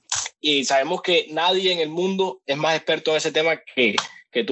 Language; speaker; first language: Spanish; native; Spanish